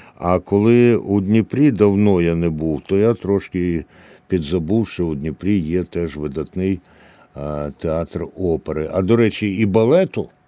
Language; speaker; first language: Ukrainian; native; Ukrainian